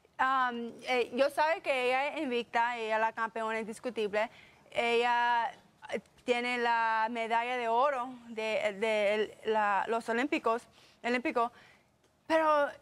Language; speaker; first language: Spanish; early bilingual, heritage; English